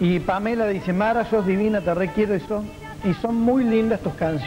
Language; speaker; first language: Spanish; native; Spanish